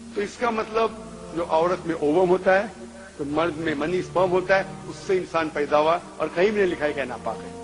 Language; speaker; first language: Urdu; non-native, local second language; Konkani